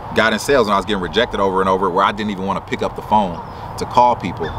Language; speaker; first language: English; native; English